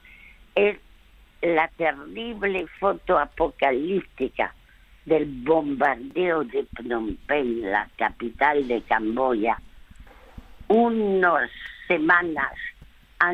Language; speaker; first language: Spanish; early bilingual, other home language; French